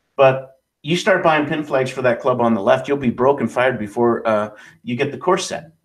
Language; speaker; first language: English; native; English